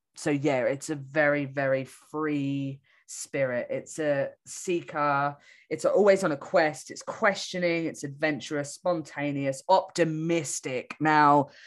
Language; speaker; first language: English; native; English